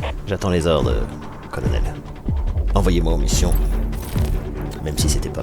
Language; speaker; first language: French; native; French